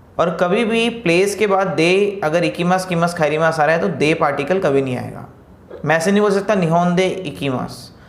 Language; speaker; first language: Hindi; native; Hindi